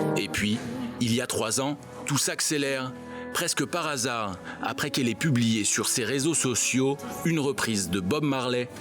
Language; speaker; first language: French; native; French